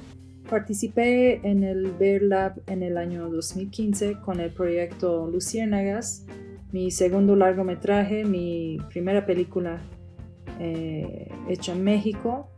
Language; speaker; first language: Spanish; non-native, fluent; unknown